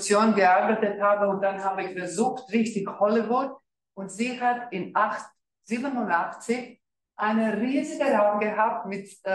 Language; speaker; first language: German; non-native, fluent; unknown